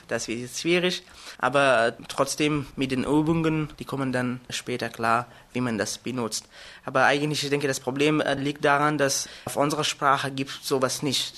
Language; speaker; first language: German; non-native, fluent; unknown